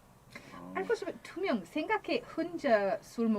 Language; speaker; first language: Korean; non-native, learner; English